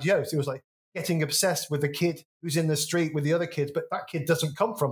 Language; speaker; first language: English; native; English